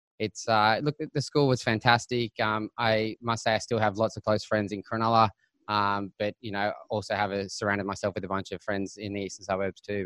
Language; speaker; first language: English; native; English